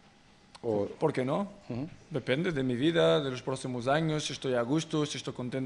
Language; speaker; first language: Spanish; non-native, fluent; Portuguese